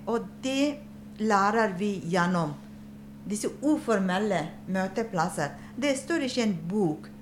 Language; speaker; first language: Norwegian; non-native, fluent; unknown